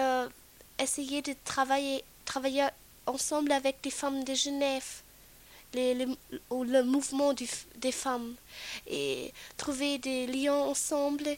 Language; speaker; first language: French; non-native, fluent; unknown